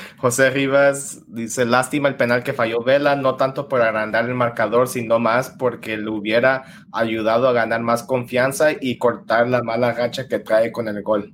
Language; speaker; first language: Spanish; early bilingual, heritage; Spanish